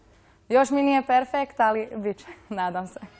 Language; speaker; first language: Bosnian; early bilingual, heritage; Serbian